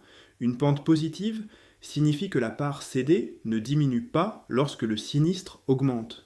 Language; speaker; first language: French; native; French